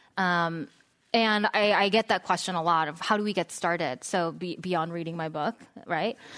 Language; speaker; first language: English; non-native, fluent; Korean